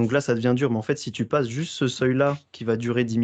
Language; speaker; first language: French; native; French